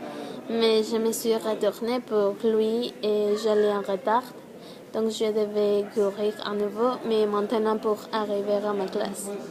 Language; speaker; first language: French; non-native, learner; Spanish